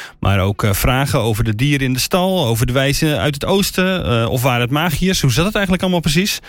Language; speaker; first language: Dutch; native; Dutch